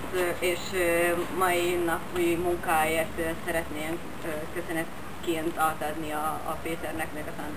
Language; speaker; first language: Hungarian; non-native, fluent; Finnish